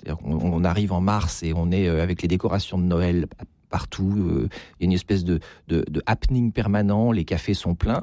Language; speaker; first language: French; native; French